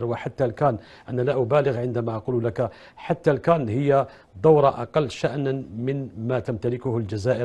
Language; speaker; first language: Arabic; native; Arabic